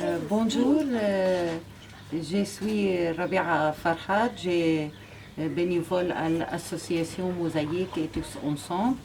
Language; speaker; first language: French; non-native, learner; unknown